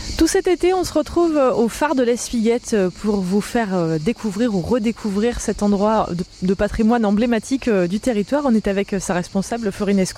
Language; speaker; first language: French; native; French